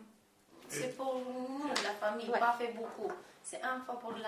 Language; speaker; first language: French; non-native, learner; Romanian